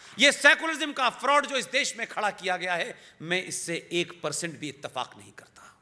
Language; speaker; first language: Hindi; native; Hindi